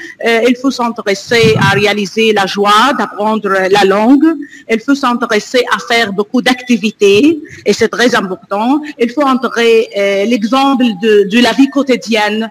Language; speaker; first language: French; non-native, fluent; Arabic